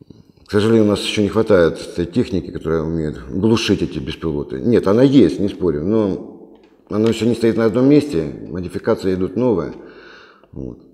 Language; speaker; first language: Russian; native; Russian